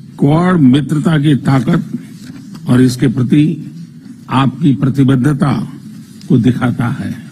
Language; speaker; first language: Hindi; non-native, local second language; Gujarati